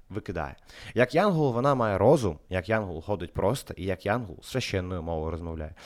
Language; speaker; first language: Ukrainian; non-native, local second language; Russian